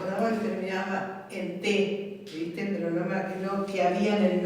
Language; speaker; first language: Spanish; native; Spanish